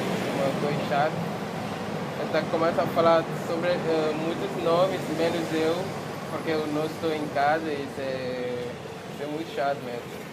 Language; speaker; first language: Portuguese; non-native, learner; French